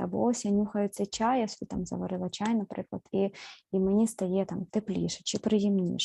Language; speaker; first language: Ukrainian; native; Ukrainian